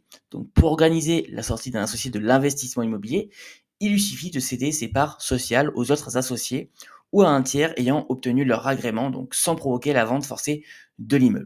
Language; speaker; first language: French; native; French